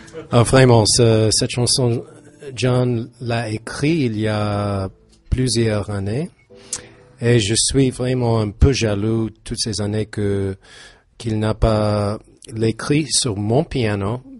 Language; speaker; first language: French; non-native, learner; English